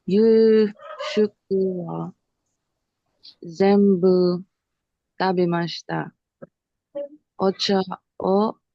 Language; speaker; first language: Japanese; non-native, learner; Filipino